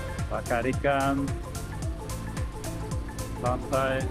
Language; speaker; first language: Indonesian; non-native, fluent; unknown